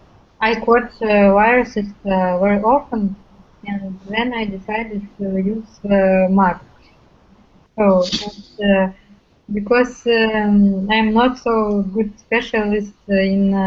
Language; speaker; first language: English; non-native, learner; Russian